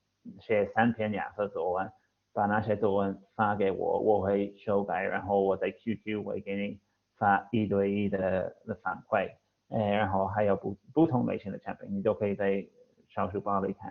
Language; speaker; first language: Chinese; non-native, fluent; English